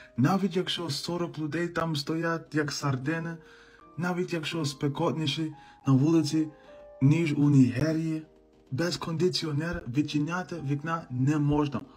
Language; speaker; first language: Ukrainian; non-native, fluent; English